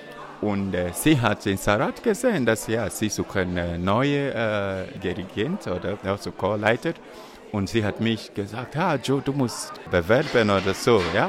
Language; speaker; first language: German; non-native, learner; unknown